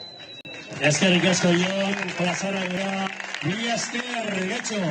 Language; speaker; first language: Basque; native; Basque